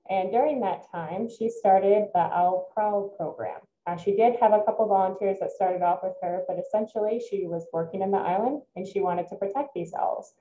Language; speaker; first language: English; native; English